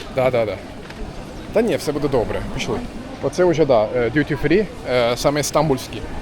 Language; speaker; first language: Ukrainian; non-native, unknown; Turkish